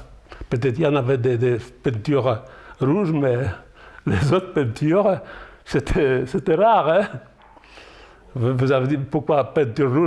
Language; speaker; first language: French; non-native, learner; Polish